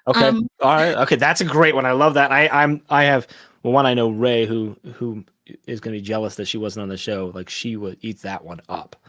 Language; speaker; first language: English; native; English